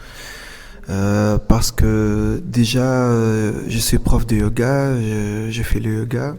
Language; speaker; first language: French; non-native, local second language; Arabic